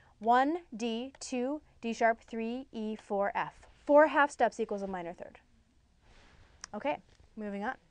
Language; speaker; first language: English; native; English